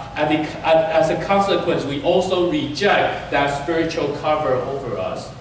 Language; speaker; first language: English; early bilingual, other home language; Chinese